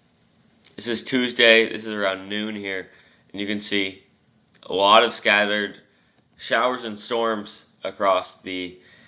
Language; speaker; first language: English; native; English